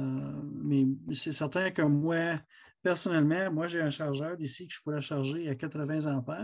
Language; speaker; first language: French; native; French